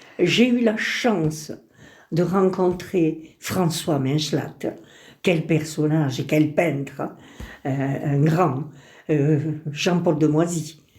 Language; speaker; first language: French; early bilingual, other home language; Spanish